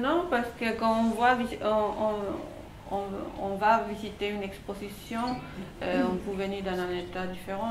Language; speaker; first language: French; non-native, fluent; Spanish